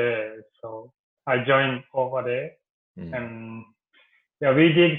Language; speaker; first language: English; non-native, learner; Japanese